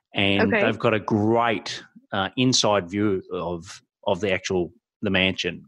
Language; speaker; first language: English; native; English